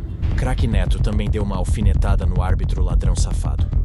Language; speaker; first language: Portuguese; native; Portuguese